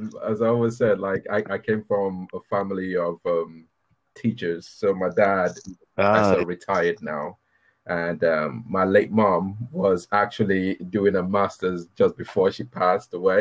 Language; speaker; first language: English; non-native, local second language; Yoruba